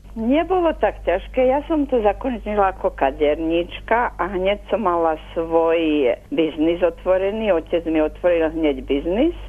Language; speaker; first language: Slovak; native; Slovak